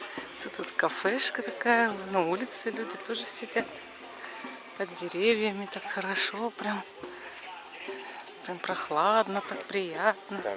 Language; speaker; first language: Russian; native; Russian